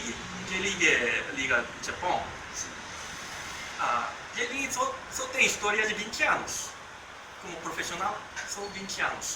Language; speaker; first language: Portuguese; non-native, learner; Japanese